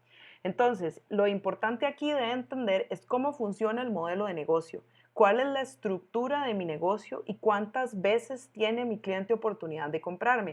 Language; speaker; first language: Spanish; native; Spanish